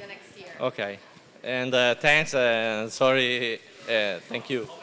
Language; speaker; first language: English; non-native, learner; Italian